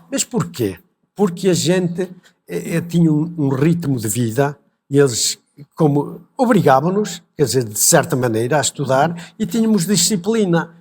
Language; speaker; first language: Portuguese; native; Portuguese